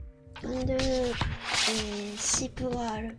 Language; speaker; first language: English; non-native, learner; Japanese